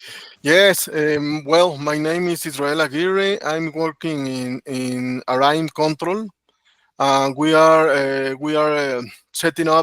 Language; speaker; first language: English; non-native, learner; Spanish